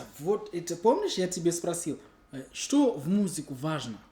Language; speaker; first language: Russian; non-native, learner; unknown